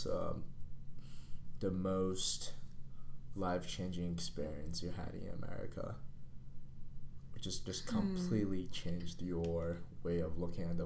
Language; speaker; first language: English; non-native, fluent; Chinese